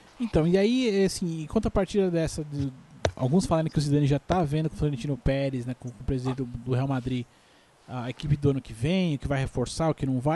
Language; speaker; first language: Portuguese; native; Portuguese